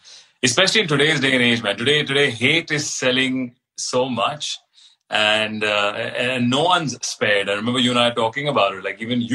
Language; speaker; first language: English; non-native, local second language; Hindi